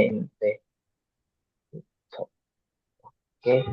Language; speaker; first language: Korean; non-native, learner; Burmese